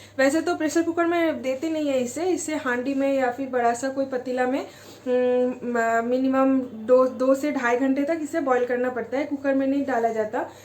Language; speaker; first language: Hindi; non-native, local second language; Bangla